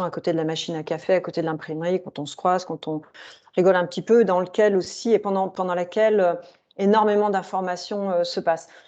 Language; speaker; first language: French; native; French